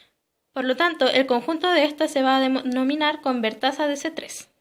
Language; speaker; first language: Spanish; native; Spanish